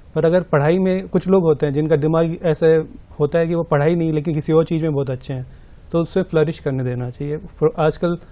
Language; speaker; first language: Hindi; native; Hindi